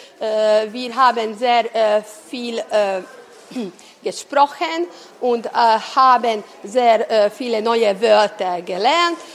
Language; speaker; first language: German; non-native, learner; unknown